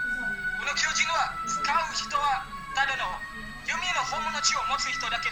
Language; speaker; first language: Japanese; non-native, learner; Indonesian